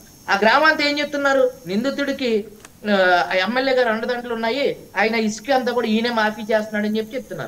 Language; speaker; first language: Telugu; native; Telugu